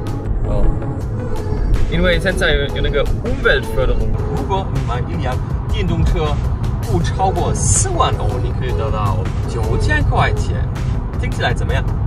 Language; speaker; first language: Chinese; non-native, fluent; German